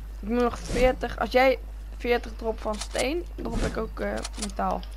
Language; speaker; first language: Dutch; native; Dutch